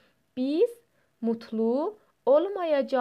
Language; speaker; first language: Turkish; non-native, fluent; Persian